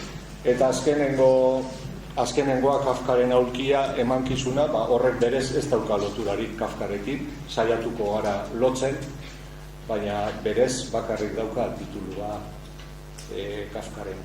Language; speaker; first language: Basque; native; Basque